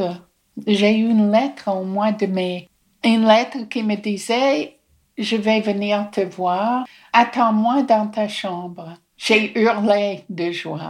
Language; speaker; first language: French; non-native, fluent; English